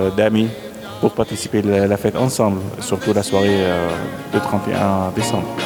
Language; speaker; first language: French; non-native, fluent; Arabic